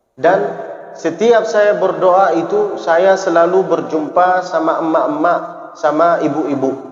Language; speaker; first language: Malay; early bilingual, heritage; Malay